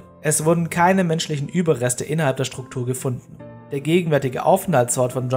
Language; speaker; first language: German; native; German